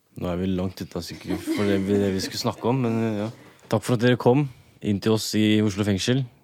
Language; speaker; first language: Norwegian; native; Norwegian